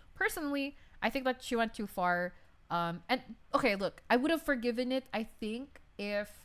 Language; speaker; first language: English; non-native, local second language; Filipino